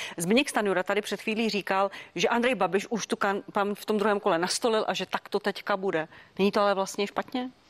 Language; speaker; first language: Czech; native; Czech